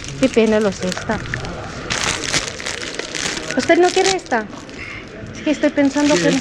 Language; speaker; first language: Spanish; non-native, learner; Filipino